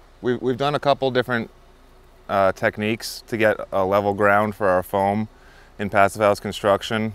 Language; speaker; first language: English; native; English